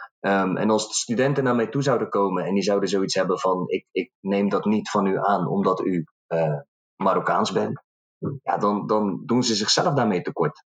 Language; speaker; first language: Dutch; early bilingual, other home language; Arabic